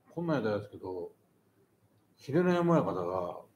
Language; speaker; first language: Japanese; native; Japanese